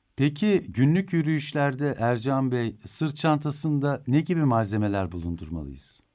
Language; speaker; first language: Turkish; native; Turkish